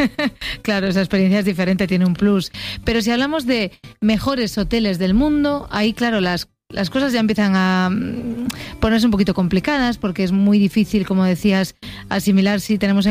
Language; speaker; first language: Spanish; native; Spanish